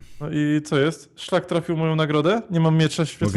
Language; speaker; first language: Polish; native; Polish